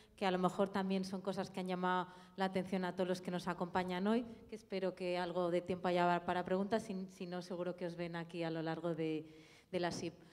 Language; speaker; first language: Spanish; native; Spanish